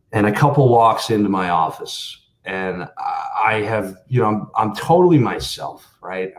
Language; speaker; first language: English; native; English